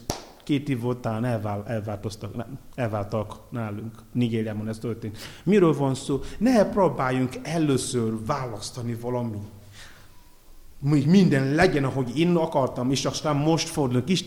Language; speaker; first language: Hungarian; non-native, learner; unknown